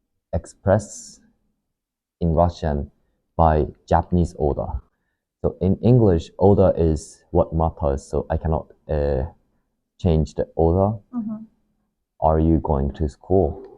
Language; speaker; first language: English; non-native, learner; Japanese